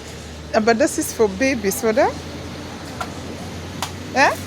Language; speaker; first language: German; non-native, learner; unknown